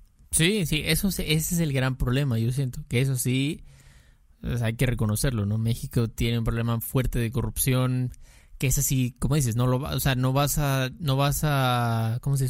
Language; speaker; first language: Spanish; native; Spanish